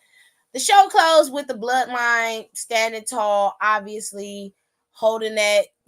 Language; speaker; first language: English; native; English